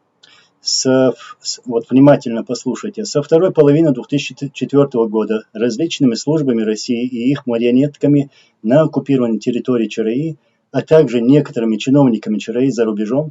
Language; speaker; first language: Russian; non-native, local second language; Chechen